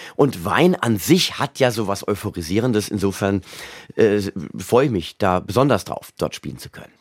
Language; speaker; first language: German; native; German